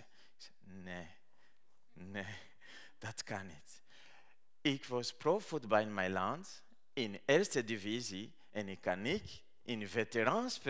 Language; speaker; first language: Dutch; non-native, learner; Rundi